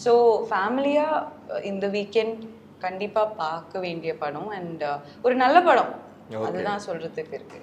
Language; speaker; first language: Tamil; native; Tamil